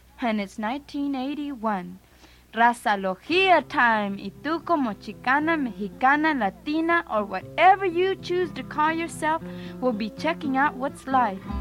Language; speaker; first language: English; early bilingual, other home language; Spanish